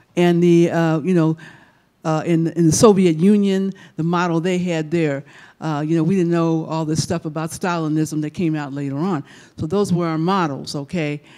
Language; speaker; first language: English; native; English